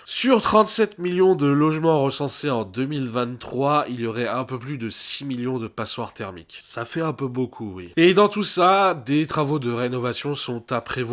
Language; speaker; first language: French; native; French